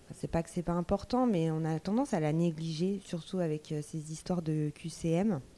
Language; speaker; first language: French; native; French